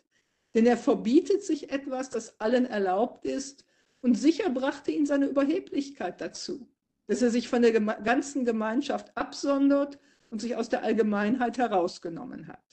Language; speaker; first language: German; native; German